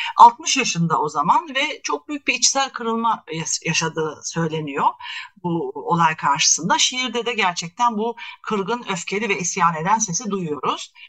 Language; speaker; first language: Turkish; native; Turkish